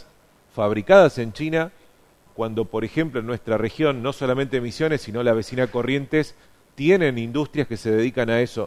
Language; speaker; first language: Spanish; native; Spanish